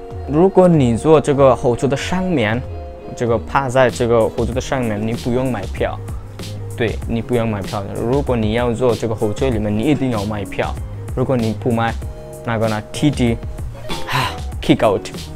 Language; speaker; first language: Chinese; non-native, learner; Bangla